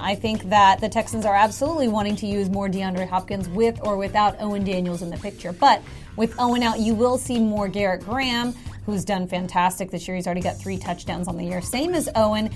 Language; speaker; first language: English; native; English